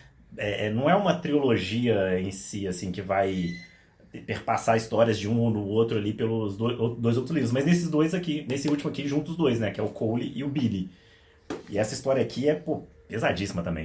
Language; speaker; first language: Portuguese; native; Portuguese